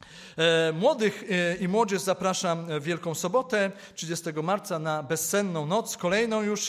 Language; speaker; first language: Polish; native; Polish